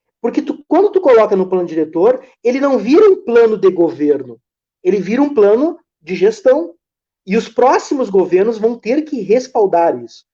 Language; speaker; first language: Portuguese; native; Portuguese